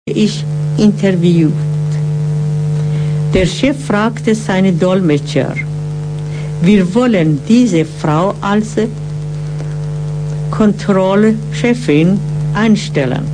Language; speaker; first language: German; non-native, fluent; Persian